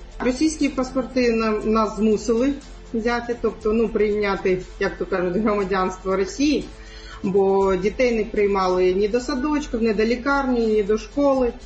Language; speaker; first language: Ukrainian; non-native, local second language; Crimean Tatar